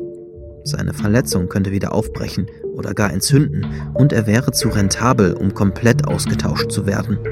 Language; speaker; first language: German; native; German